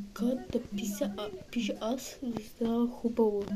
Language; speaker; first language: Bulgarian; early bilingual, heritage; Bulgarian